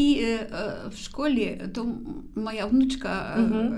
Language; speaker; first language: Polish; non-native, learner; Ukrainian